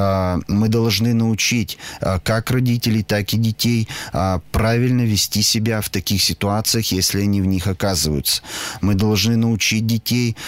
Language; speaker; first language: Russian; native; Russian